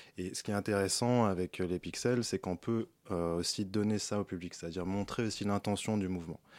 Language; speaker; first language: French; native; French